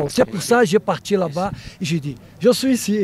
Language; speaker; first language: French; non-native, learner; Portuguese